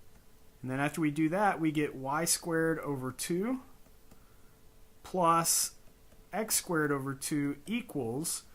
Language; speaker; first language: English; native; English